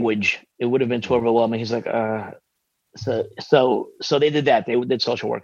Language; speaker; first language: English; early bilingual, other home language; Spanish